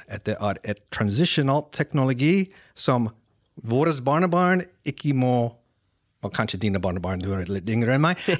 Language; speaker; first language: Norwegian; non-native, fluent; English